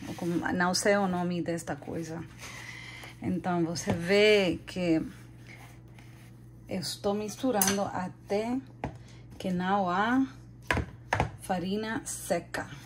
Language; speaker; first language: Portuguese; non-native, learner; Spanish